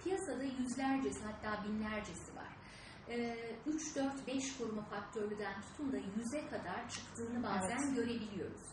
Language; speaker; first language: Turkish; native; Turkish